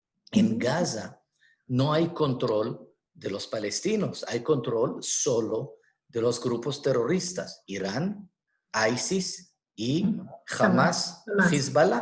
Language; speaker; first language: Spanish; non-native, fluent; Hebrew